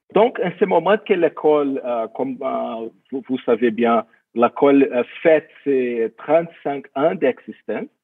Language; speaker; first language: French; non-native, fluent; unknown